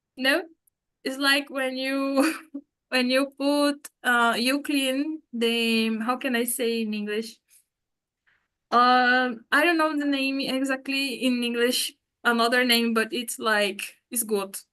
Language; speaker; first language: English; non-native, fluent; Portuguese